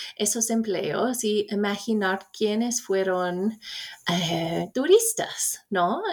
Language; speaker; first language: Spanish; non-native, fluent; English